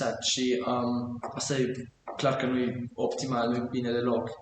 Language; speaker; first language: Romanian; early bilingual, heritage; German